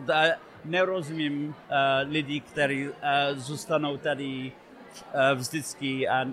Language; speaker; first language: Czech; non-native, fluent; English